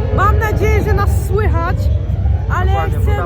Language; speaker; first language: Polish; native; Polish